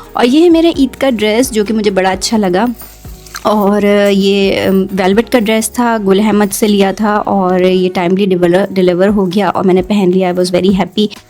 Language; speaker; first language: Urdu; native; Urdu